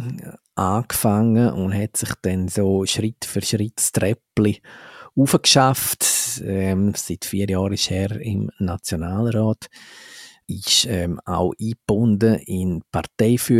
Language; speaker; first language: German; native; German